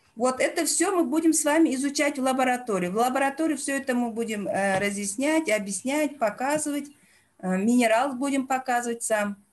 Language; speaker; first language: Russian; non-native, local second language; Uzbek